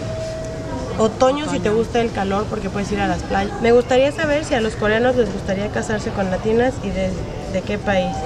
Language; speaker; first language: Spanish; native; Spanish